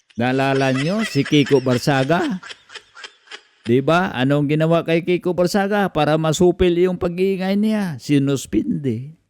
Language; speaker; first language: Filipino; non-native, local second language; Cebuano